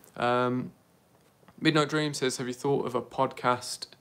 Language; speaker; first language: English; native; English